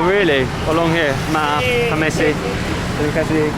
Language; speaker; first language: Indonesian; non-native, learner; English